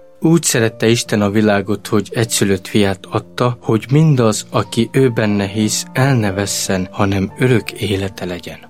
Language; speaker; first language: Hungarian; non-native, local second language; Romany